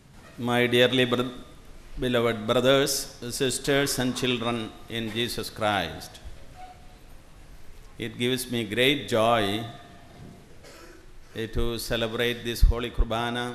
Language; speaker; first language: English; non-native, local second language; Malayalam